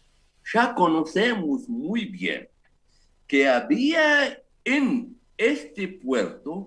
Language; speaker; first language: Spanish; non-native, fluent; Arabic